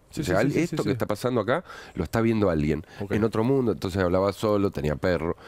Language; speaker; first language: Spanish; native; Spanish